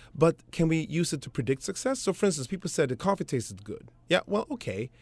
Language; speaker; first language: English; early bilingual, other home language; Swedish